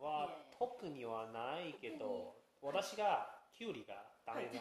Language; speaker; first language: Japanese; non-native, learner; Chinese